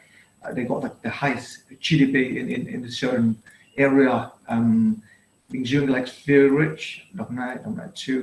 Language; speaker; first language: English; non-native, fluent; Vietnamese